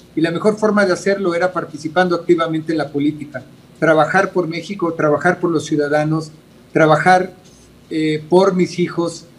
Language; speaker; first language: Spanish; native; Spanish